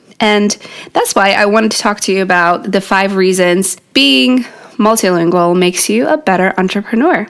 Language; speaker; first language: English; non-native, fluent; Polish